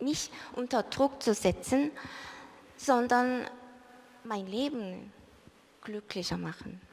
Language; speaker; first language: German; early bilingual, other home language; Korean